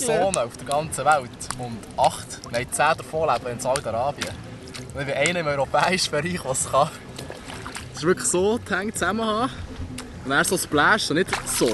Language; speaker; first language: German; native; German